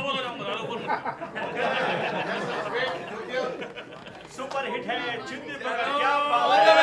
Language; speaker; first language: Hindi; native; Hindi